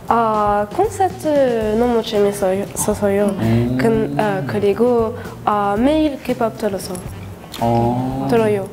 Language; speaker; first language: Korean; non-native, learner; French